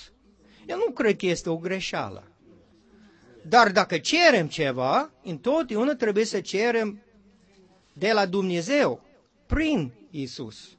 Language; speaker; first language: Romanian; non-native, learner; English